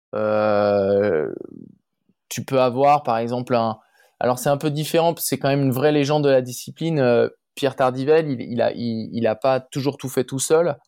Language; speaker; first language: French; native; French